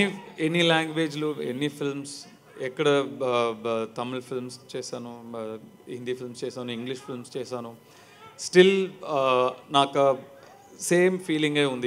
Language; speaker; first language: Telugu; non-native, learner; Tamil